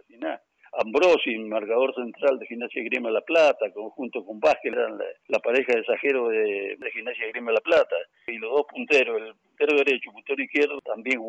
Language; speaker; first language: Spanish; native; Spanish